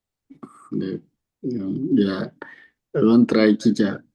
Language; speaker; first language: English; non-native, learner; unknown